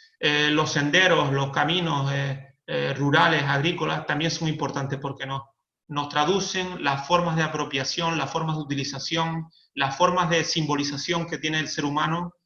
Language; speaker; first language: Spanish; native; Spanish